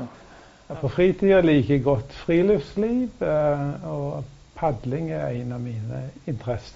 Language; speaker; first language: Norwegian; native; Norwegian